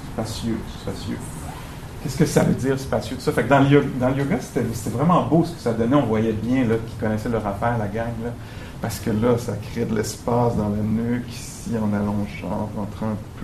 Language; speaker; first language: French; native; French